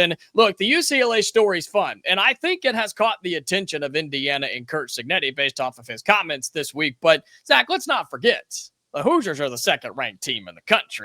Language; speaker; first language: English; native; English